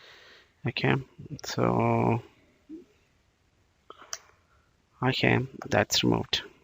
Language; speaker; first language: English; non-native, local second language; Bangla